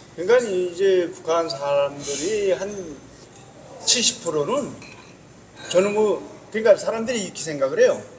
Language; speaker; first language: Korean; native; Korean